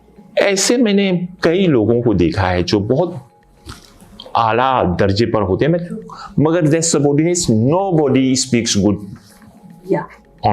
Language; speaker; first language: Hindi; non-native, fluent; Morisyen